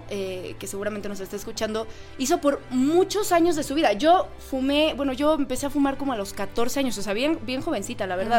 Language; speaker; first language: Spanish; native; Spanish